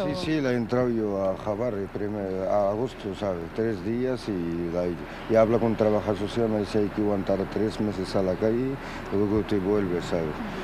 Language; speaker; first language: Spanish; non-native, learner; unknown